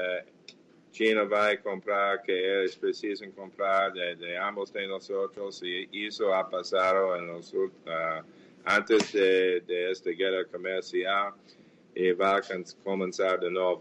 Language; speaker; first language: Portuguese; non-native, fluent; English